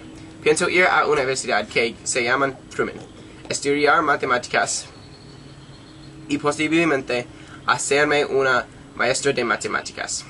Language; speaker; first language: Spanish; non-native, learner; English